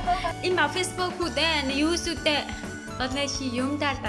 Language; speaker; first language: Japanese; non-native, learner; Burmese